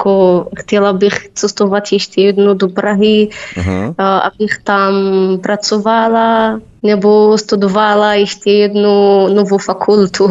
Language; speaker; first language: Czech; non-native, learner; Arabic